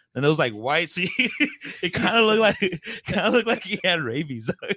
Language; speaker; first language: English; early bilingual, other home language; Spanish